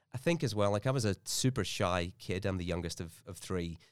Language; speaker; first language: English; native; English